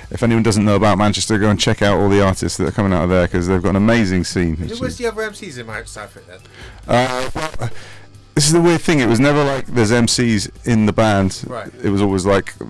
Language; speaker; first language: English; native; English